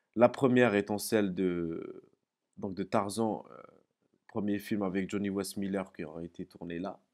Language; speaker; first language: French; non-native, local second language; Arabic